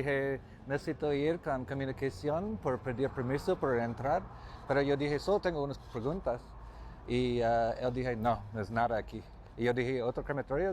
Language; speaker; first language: Spanish; non-native, learner; English